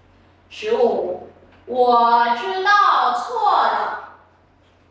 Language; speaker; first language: Chinese; non-native, fluent; Vietnamese